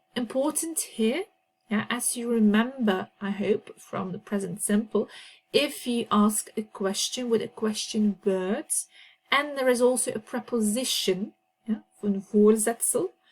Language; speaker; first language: English; non-native, fluent; Dutch